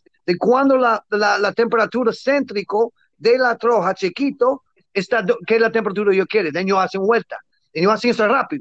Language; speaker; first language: Spanish; non-native, learner; English